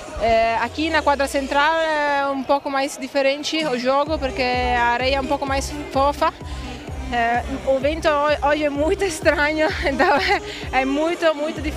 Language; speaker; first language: Portuguese; non-native, fluent; Italian